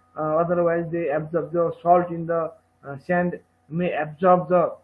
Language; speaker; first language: English; non-native, local second language; Nepali